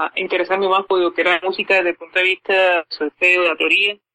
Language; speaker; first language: Spanish; native; Spanish